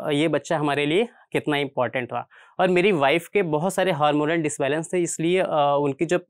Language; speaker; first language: Hindi; native; Hindi